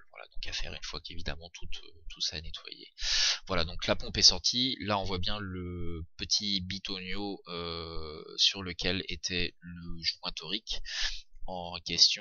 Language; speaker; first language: French; native; French